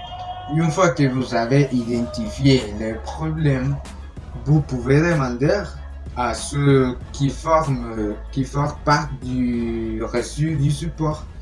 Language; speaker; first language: French; non-native, learner; Spanish